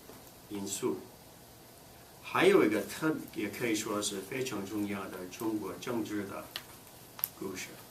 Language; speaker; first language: Chinese; non-native, fluent; English